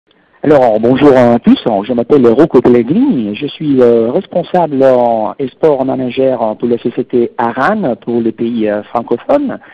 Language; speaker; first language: French; non-native, fluent; Italian